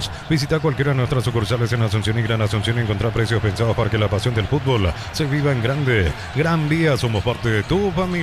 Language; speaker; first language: Spanish; native; Spanish